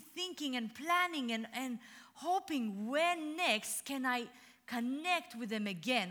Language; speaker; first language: English; non-native, fluent; Russian